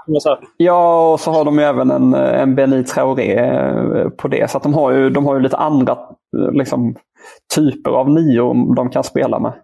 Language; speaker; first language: Swedish; native; Swedish